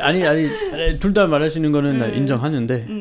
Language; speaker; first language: Korean; non-native, fluent; French